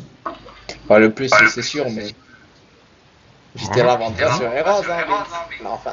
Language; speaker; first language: French; native; French